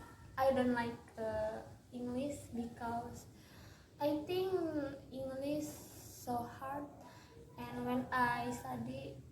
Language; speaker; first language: English; non-native, learner; Indonesian